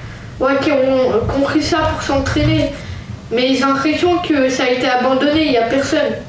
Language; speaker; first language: French; native; French